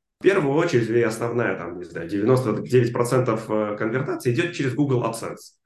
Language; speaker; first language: Russian; non-native, local second language; Armenian